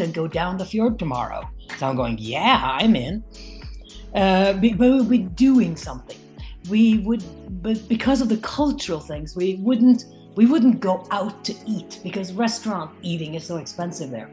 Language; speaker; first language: English; non-native, fluent; Norwegian